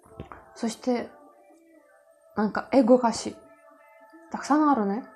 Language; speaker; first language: Japanese; non-native, learner; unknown